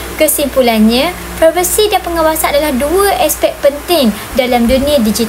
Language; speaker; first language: Malay; native; Malay